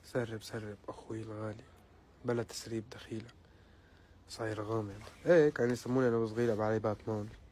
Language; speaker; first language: Arabic; native; Arabic